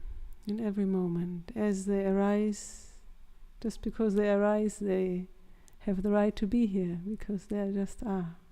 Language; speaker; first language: English; non-native, fluent; German